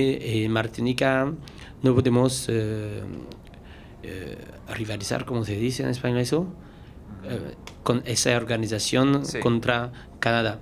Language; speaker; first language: Spanish; non-native, learner; French